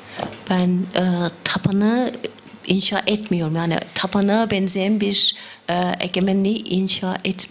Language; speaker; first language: Turkish; non-native, fluent; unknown